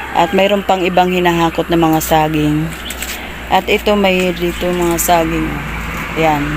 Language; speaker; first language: Filipino; non-native, local second language; Waray